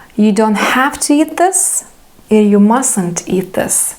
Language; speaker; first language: English; non-native, fluent; Lithuanian